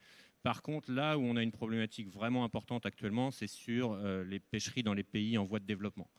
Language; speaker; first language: French; native; French